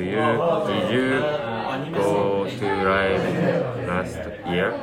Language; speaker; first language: English; non-native, learner; Japanese